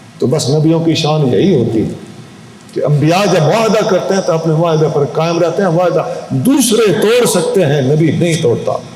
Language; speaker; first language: Urdu; non-native, local second language; Punjabi